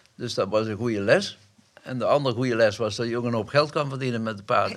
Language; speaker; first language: Dutch; native; Dutch